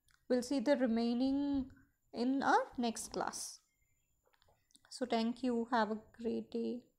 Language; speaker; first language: English; non-native, local second language; Tamil